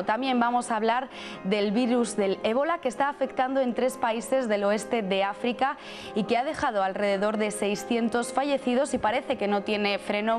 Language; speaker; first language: Spanish; native; Spanish